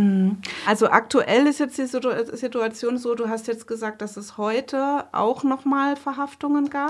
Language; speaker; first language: German; native; German